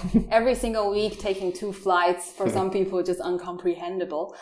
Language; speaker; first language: English; non-native, fluent; Chinese